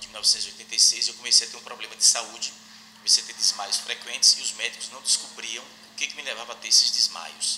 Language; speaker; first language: Portuguese; native; Portuguese